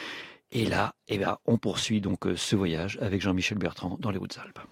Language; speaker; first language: French; native; French